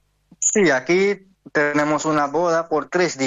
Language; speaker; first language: Spanish; non-native, learner; Hindi